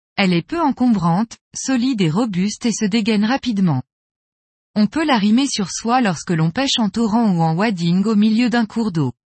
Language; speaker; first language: French; native; French